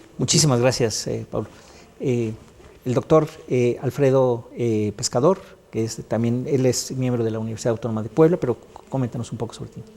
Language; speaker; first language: Spanish; native; Spanish